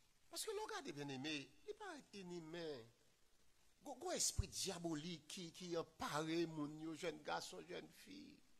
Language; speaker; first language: French; native; French